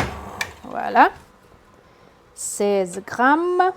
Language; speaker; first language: French; non-native, learner; Italian